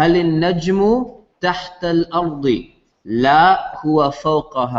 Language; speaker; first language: Arabic; non-native, fluent; English